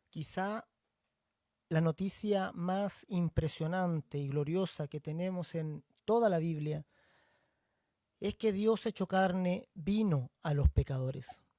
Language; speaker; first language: Spanish; native; Spanish